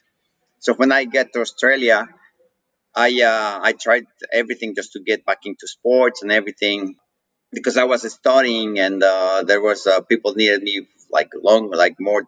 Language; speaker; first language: English; non-native, fluent; Spanish